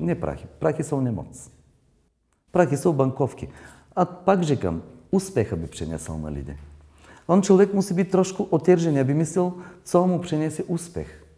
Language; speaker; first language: Czech; non-native, learner; Bulgarian